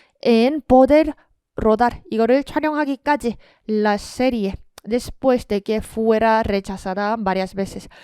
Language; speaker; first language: Spanish; non-native, fluent; Korean